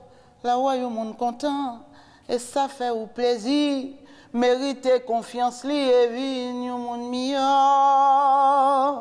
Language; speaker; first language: French; native; French